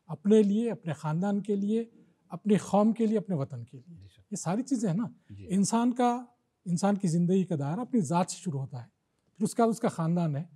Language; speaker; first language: Urdu; native; Urdu